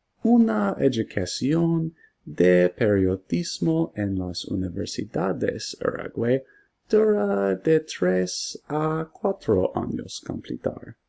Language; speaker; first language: Spanish; non-native, learner; English